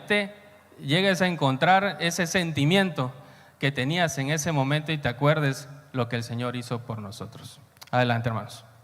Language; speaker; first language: Spanish; native; Spanish